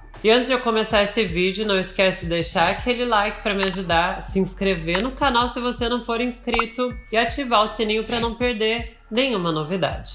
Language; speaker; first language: Portuguese; native; Portuguese